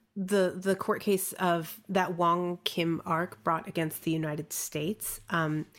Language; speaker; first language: English; early bilingual, other home language; Chinese